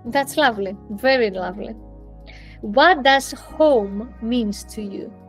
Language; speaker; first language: English; non-native, fluent; Greek